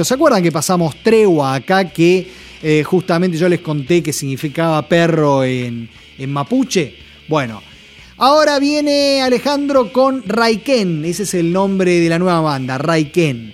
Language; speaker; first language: Spanish; native; Spanish